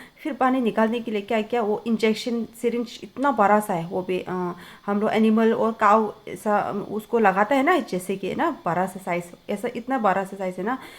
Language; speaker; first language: Hindi; non-native, local second language; Tibetan